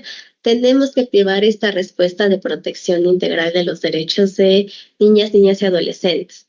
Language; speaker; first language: Spanish; native; Spanish